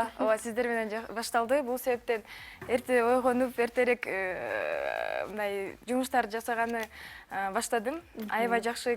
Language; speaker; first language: Kyrgyz; non-native, local second language; Uyghur